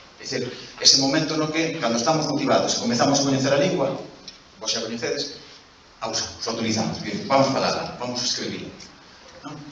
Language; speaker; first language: Galician; non-native, local second language; Spanish